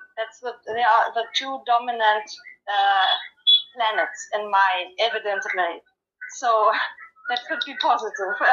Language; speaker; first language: English; non-native, fluent; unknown